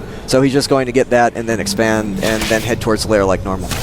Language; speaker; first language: English; native; English